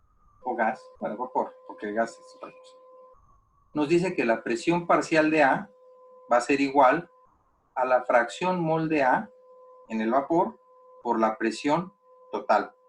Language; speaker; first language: Spanish; native; Spanish